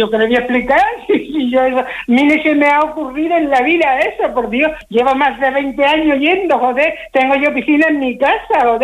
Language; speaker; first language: Spanish; native; Spanish